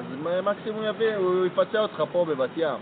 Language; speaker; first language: Hebrew; native; Hebrew